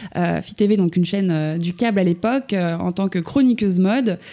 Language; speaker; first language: French; native; French